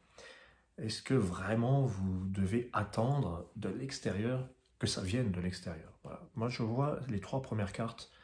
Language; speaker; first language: French; native; French